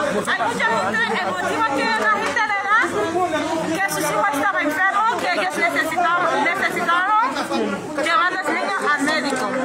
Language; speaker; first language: Spanish; non-native, fluent; Haitian Creole